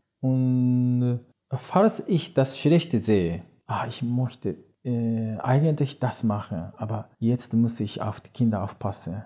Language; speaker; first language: German; non-native, learner; Japanese